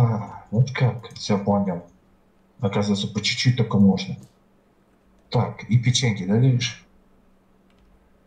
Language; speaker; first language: Russian; native; Russian